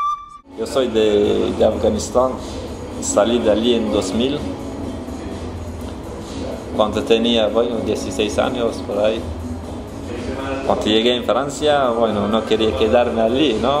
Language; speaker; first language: Spanish; non-native, fluent; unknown